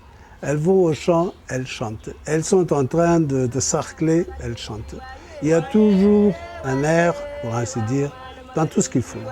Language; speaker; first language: French; non-native, fluent; German